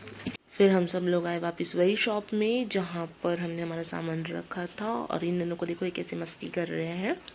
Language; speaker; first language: Hindi; native; Hindi